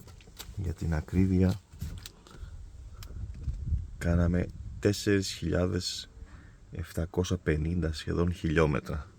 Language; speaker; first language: Greek; early bilingual, heritage; Greek